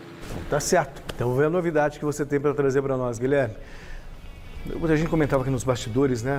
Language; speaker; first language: Portuguese; native; Portuguese